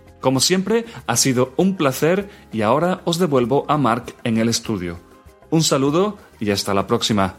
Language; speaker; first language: Spanish; native; Spanish